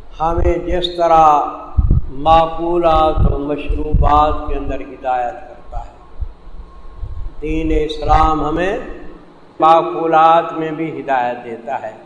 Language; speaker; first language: Urdu; non-native, local second language; Punjabi